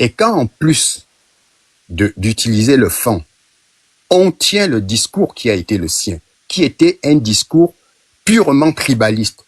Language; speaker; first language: French; non-native, local second language; Fang